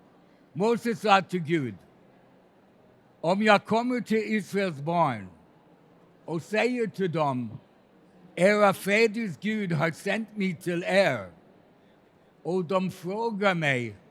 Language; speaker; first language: Swedish; non-native, fluent; English